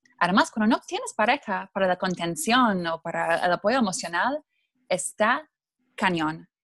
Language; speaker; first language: Spanish; non-native, fluent; English